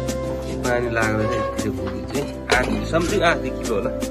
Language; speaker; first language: Nepali; native; Nepali